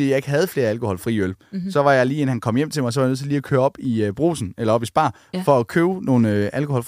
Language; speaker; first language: Danish; native; Danish